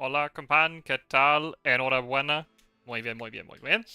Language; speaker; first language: Spanish; non-native, learner; English